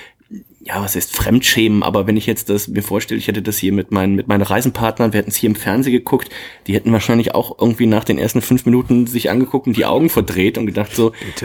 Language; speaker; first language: German; native; German